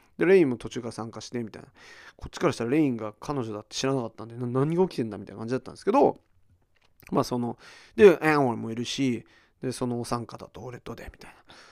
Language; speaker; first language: Japanese; early bilingual, heritage; Japanese